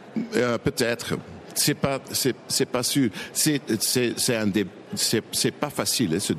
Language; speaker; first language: French; non-native, local second language; Dutch